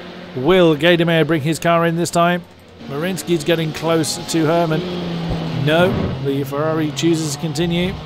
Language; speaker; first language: English; native; English